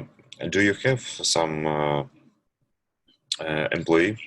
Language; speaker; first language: English; non-native, learner; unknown